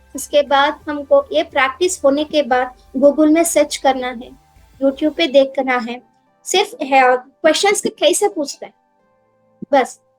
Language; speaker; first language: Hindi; non-native, local second language; Telugu